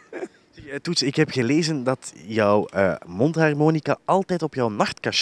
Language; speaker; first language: Dutch; native; Dutch